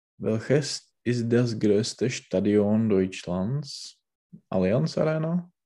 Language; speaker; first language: German; non-native, learner; Czech